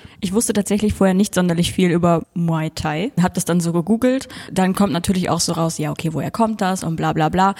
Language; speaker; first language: German; native; German